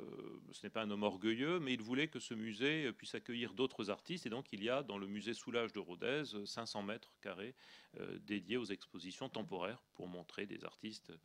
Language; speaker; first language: French; native; French